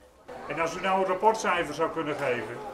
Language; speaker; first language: Dutch; native; Dutch